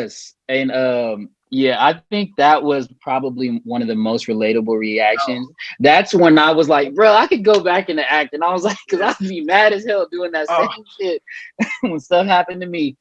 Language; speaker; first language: English; native; English